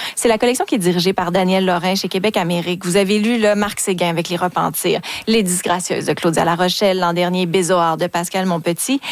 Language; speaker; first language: French; native; French